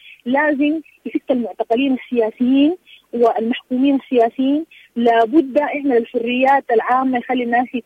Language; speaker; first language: Arabic; native; Arabic